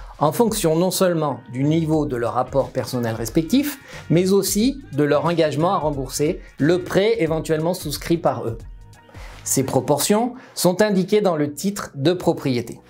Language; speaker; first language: French; native; French